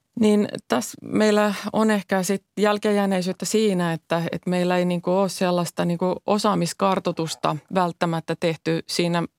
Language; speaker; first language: Finnish; native; Finnish